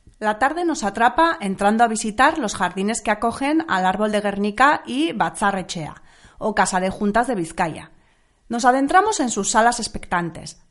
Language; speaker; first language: Spanish; non-native, local second language; Basque